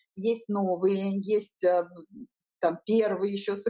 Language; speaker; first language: Russian; native; Russian